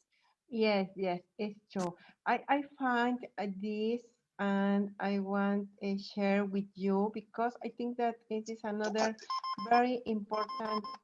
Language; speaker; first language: English; non-native, fluent; Spanish